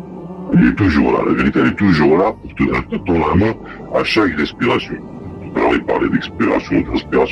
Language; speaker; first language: French; native; French